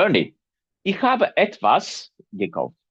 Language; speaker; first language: German; non-native, fluent; Turkish